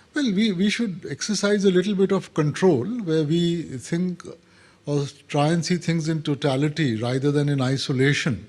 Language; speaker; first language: English; non-native, local second language; Punjabi